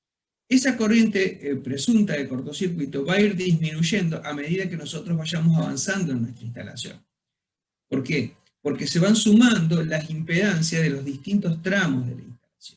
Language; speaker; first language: Spanish; native; Spanish